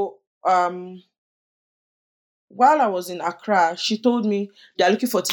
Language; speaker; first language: English; non-native, local second language; Yoruba